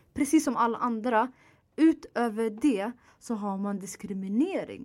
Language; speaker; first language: Swedish; non-native, fluent; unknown